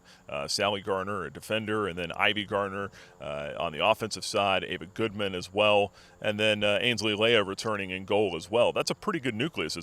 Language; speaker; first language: English; native; English